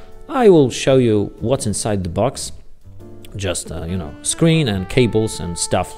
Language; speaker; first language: English; non-native, fluent; Polish